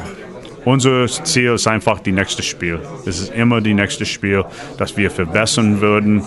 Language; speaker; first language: German; non-native, learner; English